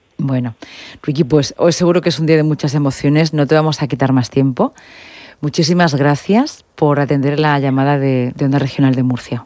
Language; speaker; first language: Spanish; native; Spanish